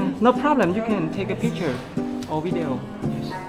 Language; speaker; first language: English; non-native, learner; Khmer